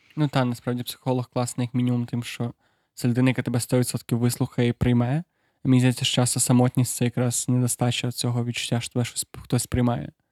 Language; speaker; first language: Ukrainian; non-native, local second language; Russian